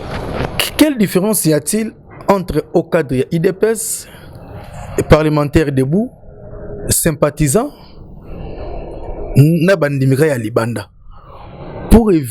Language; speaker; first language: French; non-native, local second language; Lingala